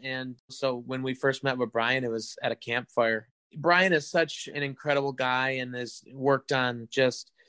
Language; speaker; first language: English; native; English